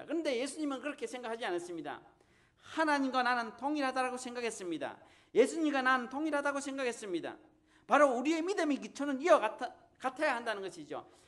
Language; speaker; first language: Korean; native; Korean